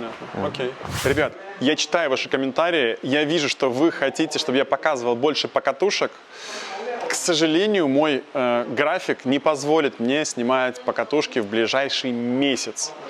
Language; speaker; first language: Russian; native; Russian